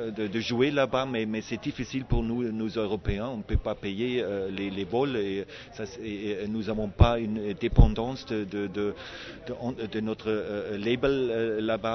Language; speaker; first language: French; non-native, fluent; German